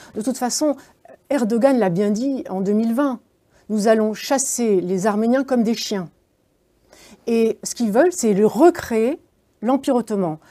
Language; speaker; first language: French; native; French